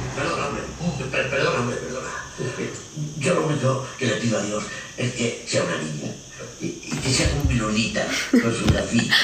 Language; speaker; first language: Spanish; native; Spanish